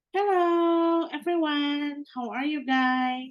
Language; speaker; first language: English; non-native, fluent; Indonesian